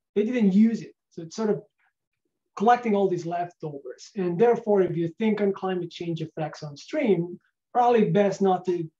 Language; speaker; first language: English; non-native, fluent; Spanish